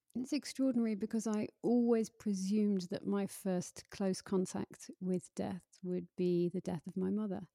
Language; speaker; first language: English; native; English